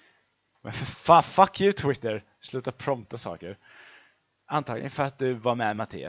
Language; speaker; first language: Swedish; native; Swedish